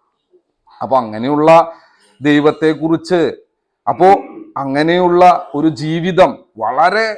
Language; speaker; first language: Malayalam; native; Malayalam